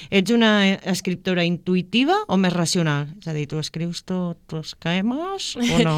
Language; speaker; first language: Catalan; native; Catalan